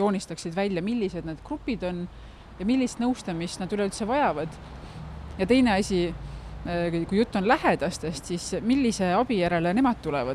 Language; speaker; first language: Estonian; native; Estonian